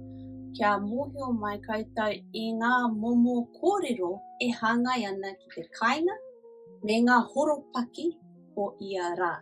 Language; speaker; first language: Māori; non-native, local second language; English